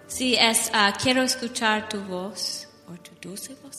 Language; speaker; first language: Spanish; non-native, fluent; English